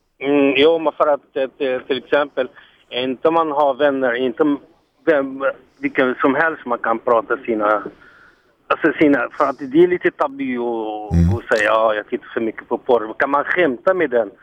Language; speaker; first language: Swedish; non-native, local second language; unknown